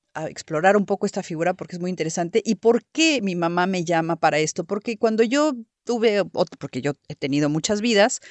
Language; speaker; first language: Spanish; native; Spanish